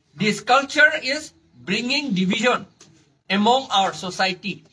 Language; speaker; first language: English; non-native, local second language; Karbi